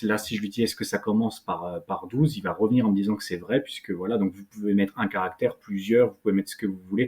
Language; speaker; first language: French; native; French